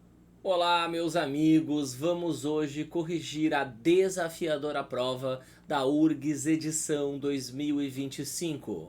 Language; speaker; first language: Portuguese; native; Portuguese